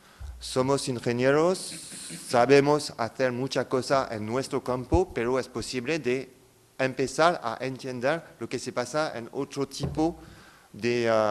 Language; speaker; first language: Spanish; non-native, fluent; French